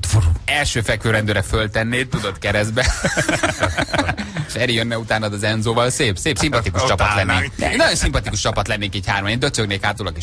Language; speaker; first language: Hungarian; native; Hungarian